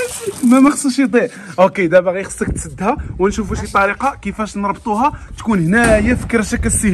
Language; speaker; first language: Arabic; native; Arabic